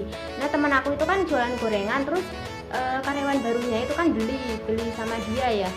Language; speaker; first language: Indonesian; native; Indonesian